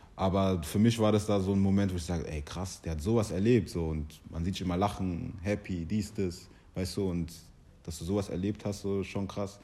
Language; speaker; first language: German; early bilingual, other home language; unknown